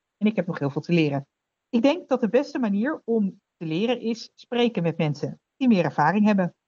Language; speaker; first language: Dutch; native; Dutch